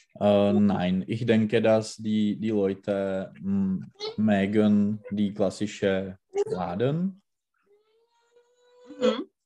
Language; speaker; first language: German; non-native, learner; Czech